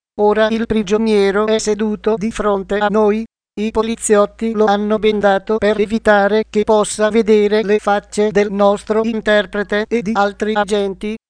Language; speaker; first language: Italian; native; Italian